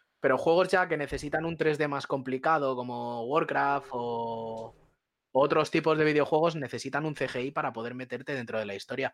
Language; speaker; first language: Spanish; native; Spanish